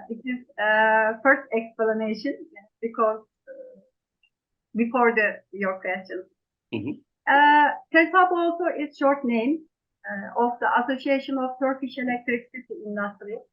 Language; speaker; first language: English; non-native, fluent; Turkish